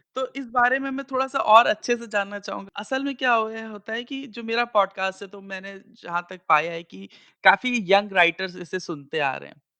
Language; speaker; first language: Hindi; native; Hindi